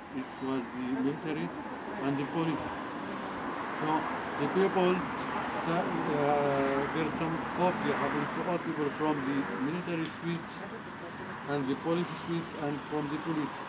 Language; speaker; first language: English; non-native, learner; Arabic